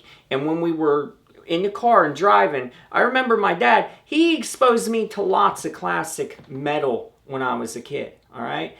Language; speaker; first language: English; native; English